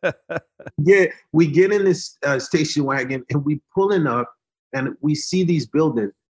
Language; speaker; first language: English; early bilingual, other home language; Haitian Creole